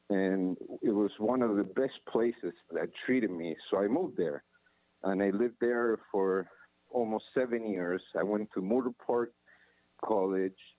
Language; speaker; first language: English; non-native, fluent; Spanish